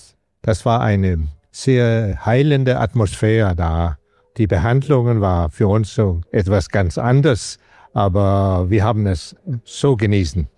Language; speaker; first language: German; non-native, learner; Danish